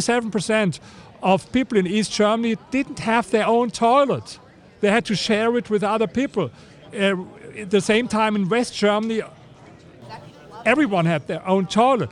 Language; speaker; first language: English; non-native, fluent; German